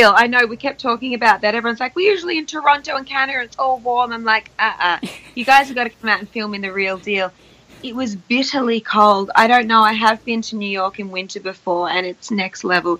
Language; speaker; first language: English; native; English